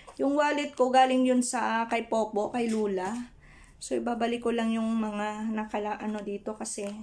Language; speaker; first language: Filipino; non-native, local second language; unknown